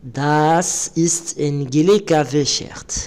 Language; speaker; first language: German; non-native, learner; Arabic